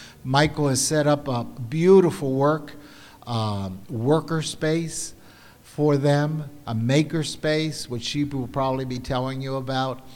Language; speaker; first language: English; early bilingual, other home language; Spanish